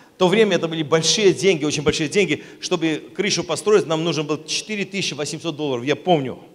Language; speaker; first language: Russian; non-native, local second language; Armenian